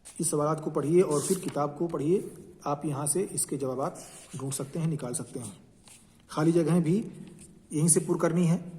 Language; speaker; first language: Urdu; native; Urdu